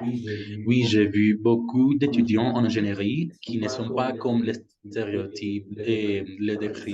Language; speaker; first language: French; non-native, learner; Spanish